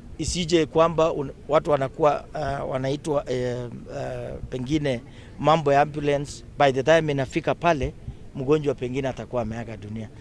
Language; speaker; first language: Swahili; non-native, local second language; Kalenjin